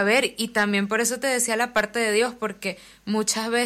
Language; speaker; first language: Spanish; native; Spanish